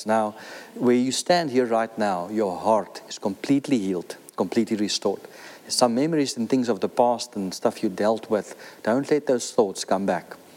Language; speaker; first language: English; non-native, local second language; Afrikaans